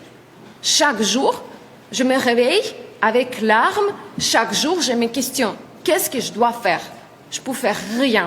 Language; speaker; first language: French; non-native, learner; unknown